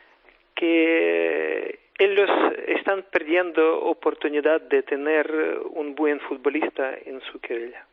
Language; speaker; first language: Spanish; non-native, fluent; Ukrainian